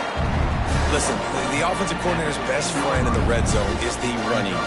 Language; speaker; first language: English; native; English